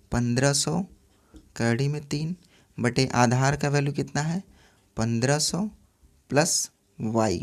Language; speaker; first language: Hindi; native; Hindi